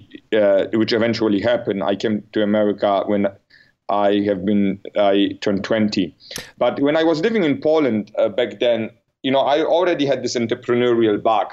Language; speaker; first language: English; non-native, fluent; Polish